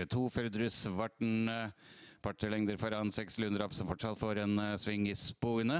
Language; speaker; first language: Norwegian; native; Norwegian